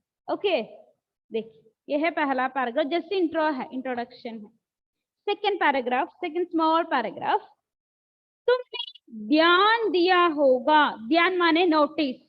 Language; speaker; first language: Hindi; non-native, local second language; Malayalam